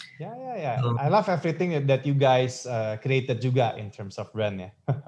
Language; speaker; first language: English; non-native, local second language; Indonesian